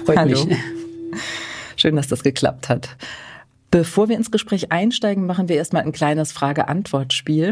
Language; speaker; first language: German; native; German